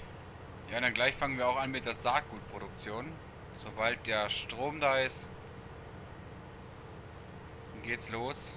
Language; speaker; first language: German; native; German